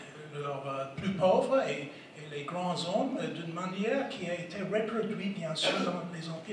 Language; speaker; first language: French; non-native, fluent; English